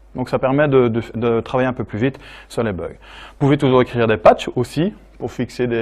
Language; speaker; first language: French; native; French